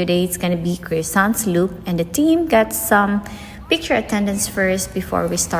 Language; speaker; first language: English; non-native, local second language; Filipino